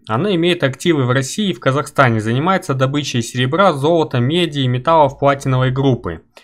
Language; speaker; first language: Russian; native; Russian